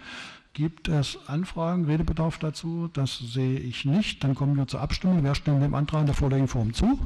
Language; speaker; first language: German; native; German